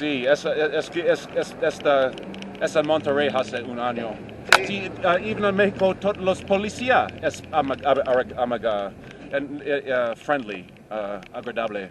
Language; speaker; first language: Spanish; non-native, learner; English